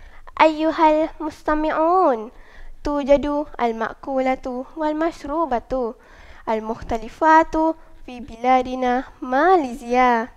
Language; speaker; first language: Arabic; non-native, learner; Malay